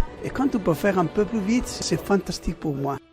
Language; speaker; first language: French; non-native, learner; Italian